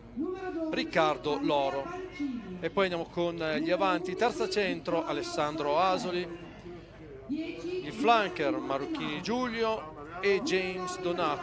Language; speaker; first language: Italian; native; Italian